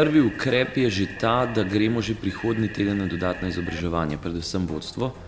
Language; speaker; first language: Slovenian; native; Slovenian